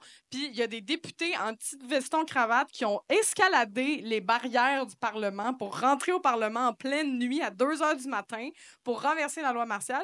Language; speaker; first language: French; native; French